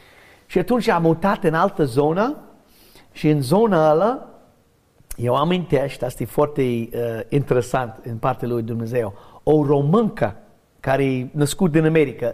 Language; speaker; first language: Romanian; non-native, learner; English